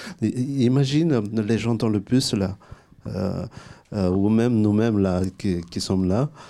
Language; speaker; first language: French; non-native, local second language; Malagasy